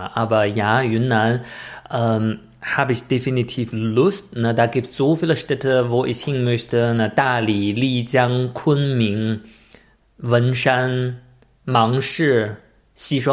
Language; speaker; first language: German; non-native, fluent; Chinese